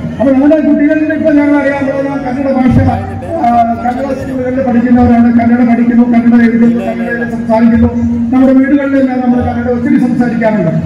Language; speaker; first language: Malayalam; early bilingual, heritage; Malayalam